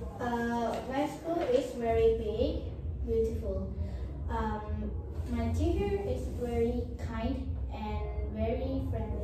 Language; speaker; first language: English; non-native, learner; Vietnamese